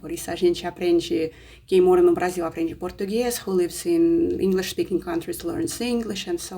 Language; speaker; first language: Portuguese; non-native, fluent; Russian